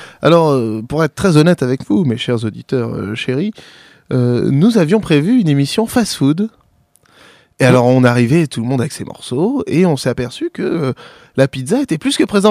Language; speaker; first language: French; native; French